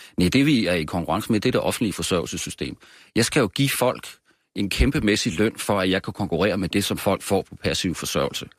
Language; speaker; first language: Danish; native; Danish